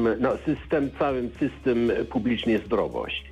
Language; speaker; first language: Polish; non-native, learner; German